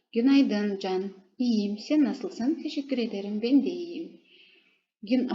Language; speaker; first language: Turkish; non-native, fluent; Kazakh